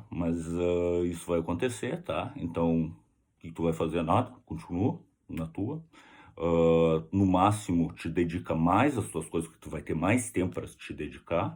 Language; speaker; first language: Portuguese; native; Portuguese